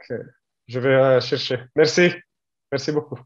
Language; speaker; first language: French; non-native, learner; Italian